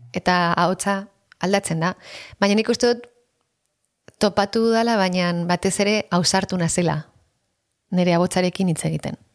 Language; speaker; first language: Basque; non-native, local second language; Spanish